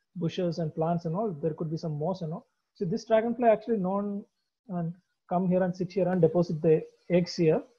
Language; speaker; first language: English; non-native, local second language; Malayalam